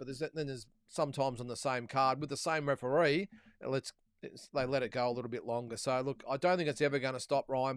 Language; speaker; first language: English; native; English